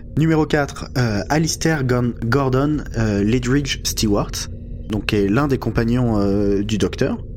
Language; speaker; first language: French; native; French